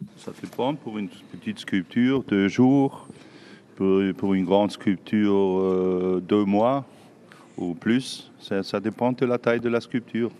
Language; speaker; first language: French; non-native, fluent; German